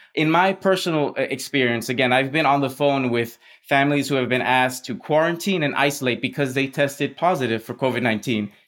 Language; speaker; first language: English; early bilingual, other home language; Spanish